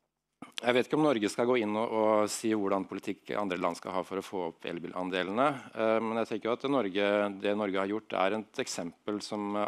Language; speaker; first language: Norwegian; native; Norwegian